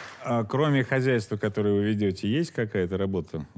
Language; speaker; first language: Russian; native; Russian